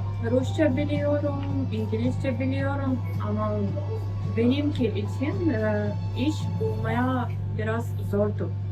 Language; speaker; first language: Turkish; non-native, learner; Ukrainian